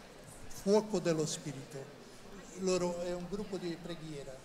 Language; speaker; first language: Italian; non-native, learner; Portuguese